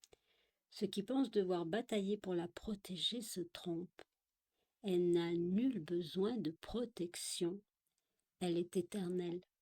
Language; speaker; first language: French; native; French